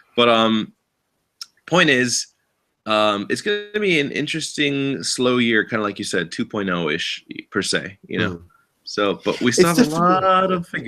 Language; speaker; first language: English; native; English